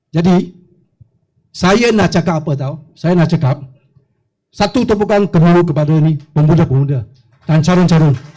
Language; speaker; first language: Malay; non-native, local second language; Chinese